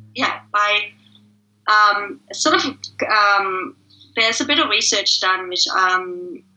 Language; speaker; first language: English; non-native, fluent; German